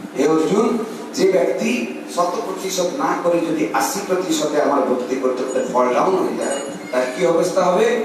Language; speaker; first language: Bangla; non-native, local second language; Hindi